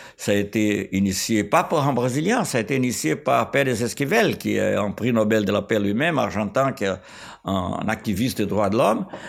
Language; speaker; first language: French; non-native, fluent; Portuguese